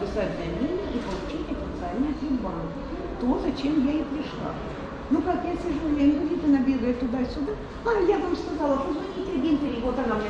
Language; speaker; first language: Russian; native; Russian